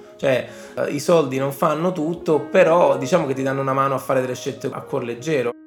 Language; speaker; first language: Italian; native; Italian